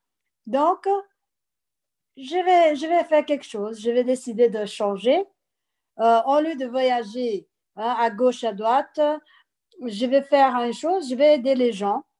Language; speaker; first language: French; non-native, fluent; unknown